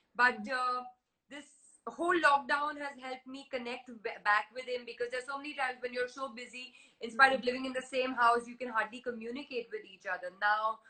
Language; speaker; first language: English; non-native, local second language; Hindi